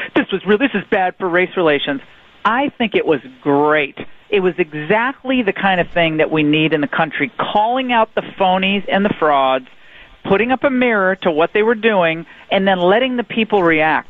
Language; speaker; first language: English; native; English